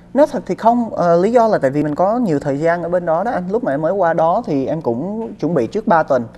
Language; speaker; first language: Vietnamese; early bilingual, other home language; English